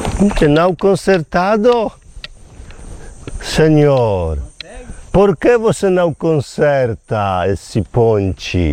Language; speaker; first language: Portuguese; non-native, learner; Polish